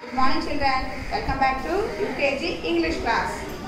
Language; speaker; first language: English; non-native, local second language; Telugu